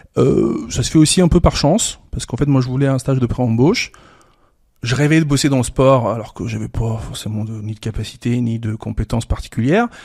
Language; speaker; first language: French; early bilingual, other home language; Serbian